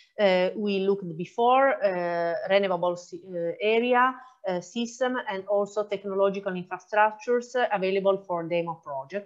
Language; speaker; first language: English; non-native, fluent; Italian